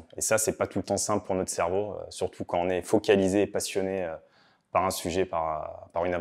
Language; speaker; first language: French; native; French